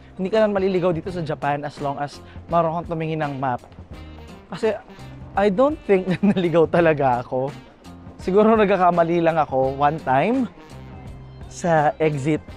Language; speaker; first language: Filipino; native; Filipino